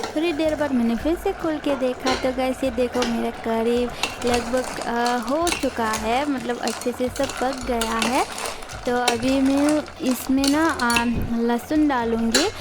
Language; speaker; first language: Hindi; non-native, local second language; Kok Borok